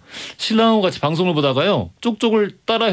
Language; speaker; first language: Korean; native; Korean